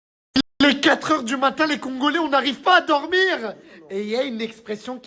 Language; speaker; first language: French; native; French